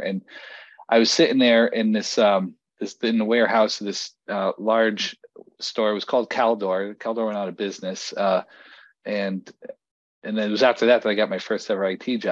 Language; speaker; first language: English; native; English